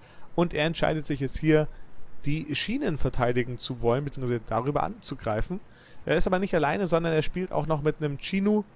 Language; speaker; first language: German; native; German